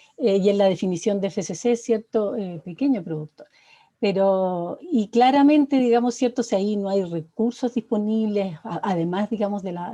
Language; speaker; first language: Spanish; native; Spanish